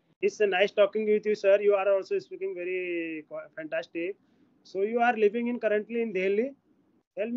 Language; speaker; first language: English; non-native, learner; Hindi